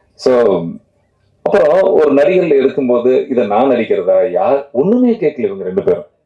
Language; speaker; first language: Tamil; native; Tamil